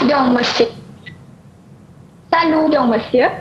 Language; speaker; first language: French; non-native, learner; Malay